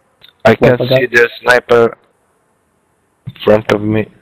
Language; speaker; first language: English; non-native, learner; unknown